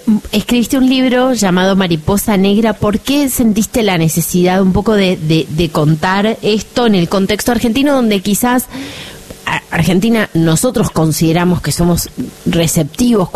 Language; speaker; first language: Spanish; native; Spanish